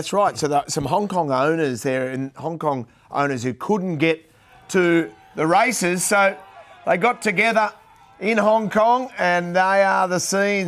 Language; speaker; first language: English; native; English